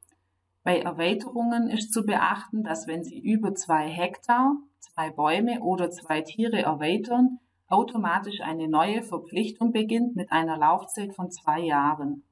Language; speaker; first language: German; native; German